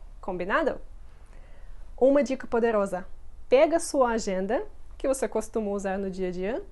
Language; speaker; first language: Portuguese; non-native, fluent; Russian